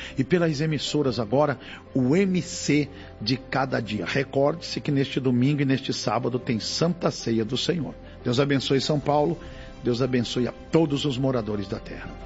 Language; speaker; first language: Portuguese; native; Portuguese